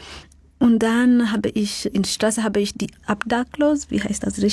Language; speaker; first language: German; non-native, fluent; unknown